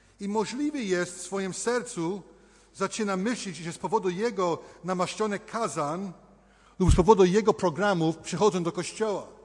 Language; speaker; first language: Polish; early bilingual, heritage; Polish